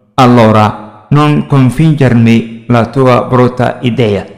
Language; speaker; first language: Italian; non-native, fluent; Somali